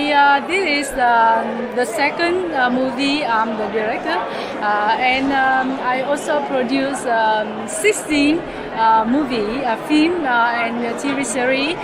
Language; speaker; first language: English; non-native, learner; Vietnamese